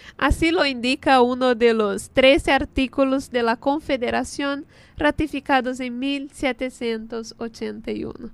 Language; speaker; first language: Spanish; non-native, fluent; Portuguese